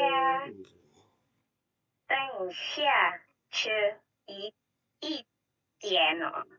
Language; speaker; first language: Chinese; non-native, learner; Indonesian